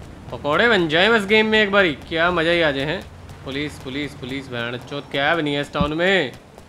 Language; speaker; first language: Hindi; native; Hindi